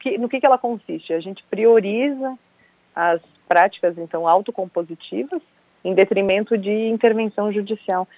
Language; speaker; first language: Portuguese; native; Portuguese